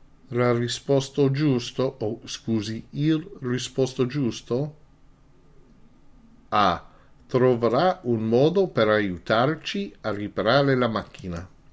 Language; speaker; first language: Italian; non-native, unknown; English